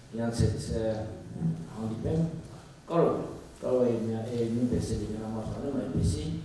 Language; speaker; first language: Armenian; native; Armenian